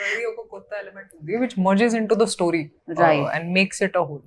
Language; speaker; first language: Telugu; non-native, local second language; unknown